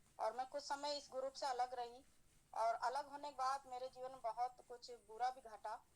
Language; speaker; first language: Hindi; native; Hindi